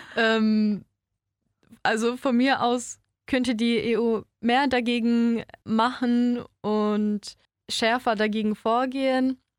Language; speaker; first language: German; early bilingual, other home language; Polish